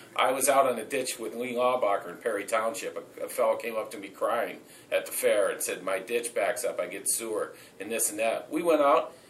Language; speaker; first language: English; native; English